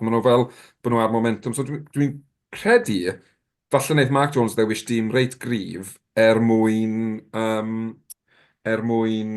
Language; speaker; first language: Welsh; native; Welsh